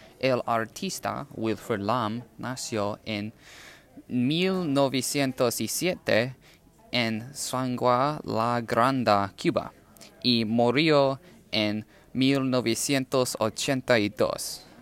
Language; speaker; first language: Spanish; non-native, learner; English